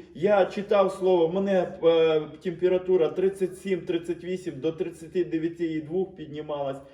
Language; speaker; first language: Ukrainian; native; Ukrainian